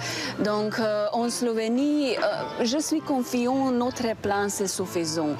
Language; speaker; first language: French; non-native, fluent; Slovenian